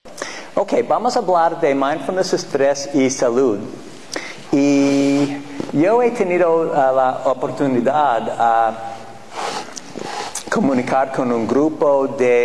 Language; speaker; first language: Spanish; non-native, fluent; English